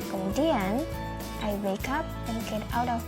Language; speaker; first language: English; non-native, fluent; Indonesian